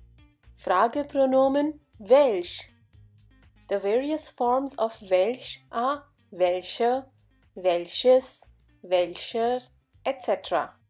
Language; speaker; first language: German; non-native, fluent; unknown